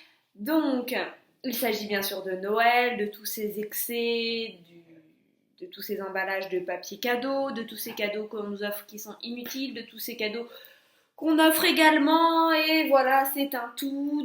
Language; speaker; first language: French; native; French